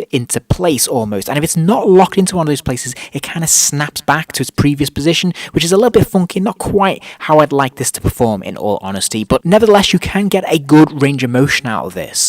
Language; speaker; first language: English; native; English